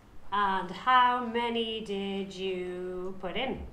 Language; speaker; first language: English; native; English